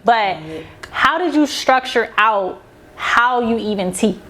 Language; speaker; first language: English; native; English